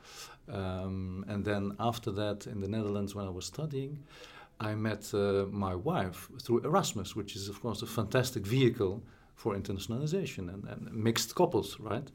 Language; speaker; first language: English; non-native, fluent; Dutch